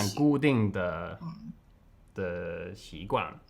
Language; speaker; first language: Chinese; non-native, learner; English